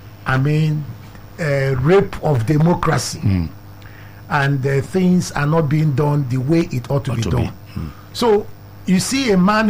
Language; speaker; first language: English; non-native, local second language; Igbo